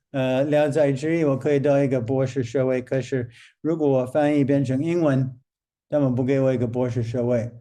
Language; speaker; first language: Chinese; non-native, fluent; English